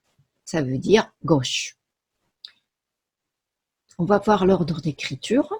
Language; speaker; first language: French; non-native, fluent; Japanese